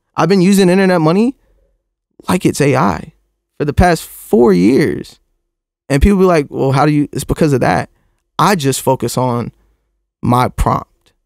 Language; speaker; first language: English; native; English